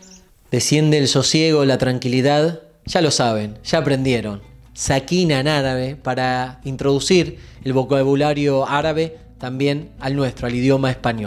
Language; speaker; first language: Spanish; native; Spanish